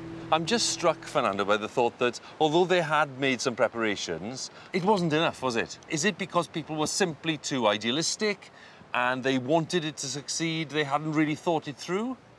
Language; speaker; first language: English; non-native, local second language; Welsh